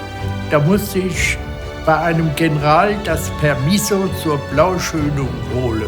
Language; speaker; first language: German; non-native, fluent; Italian